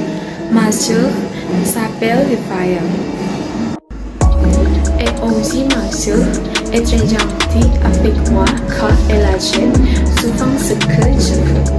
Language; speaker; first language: French; non-native, learner; Indonesian